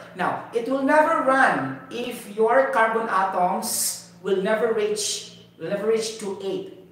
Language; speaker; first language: English; non-native, local second language; Cebuano